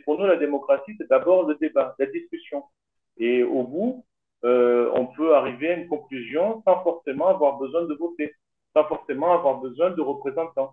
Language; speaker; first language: French; native; French